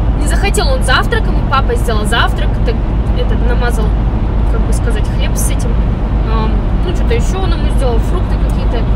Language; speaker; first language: Russian; native; Russian